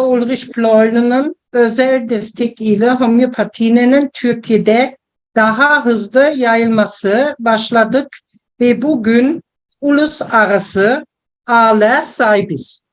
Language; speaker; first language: Turkish; non-native, learner; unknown